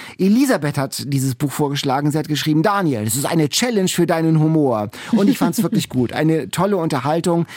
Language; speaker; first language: German; native; German